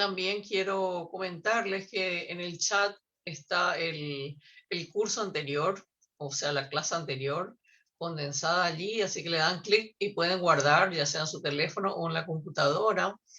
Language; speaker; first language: Spanish; native; Spanish